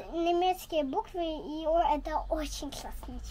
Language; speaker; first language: Russian; early bilingual, heritage; Russian